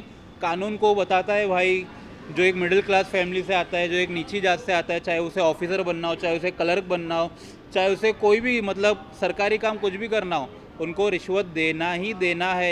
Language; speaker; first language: Hindi; native; Hindi